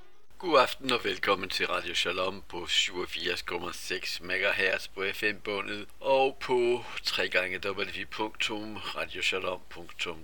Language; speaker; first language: Danish; native; Danish